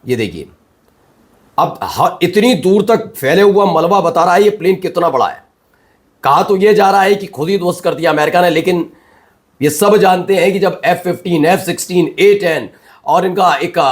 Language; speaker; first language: Hindi; native; Hindi